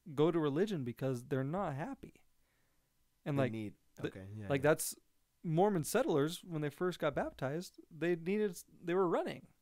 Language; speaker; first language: English; native; English